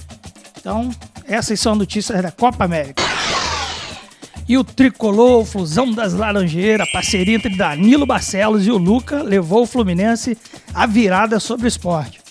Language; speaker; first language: Portuguese; native; Portuguese